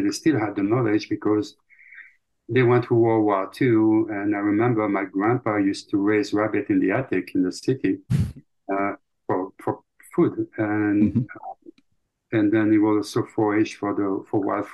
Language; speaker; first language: English; non-native, fluent; French